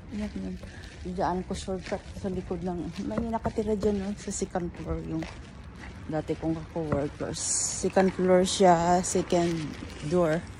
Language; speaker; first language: Filipino; native; Filipino